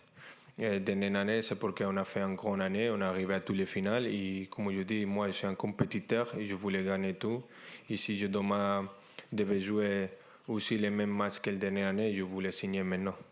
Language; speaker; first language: French; non-native, fluent; Spanish